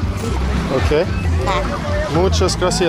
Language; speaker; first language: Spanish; non-native, learner; English